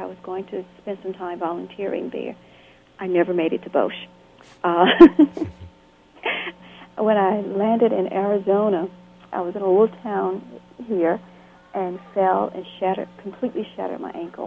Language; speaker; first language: English; native; English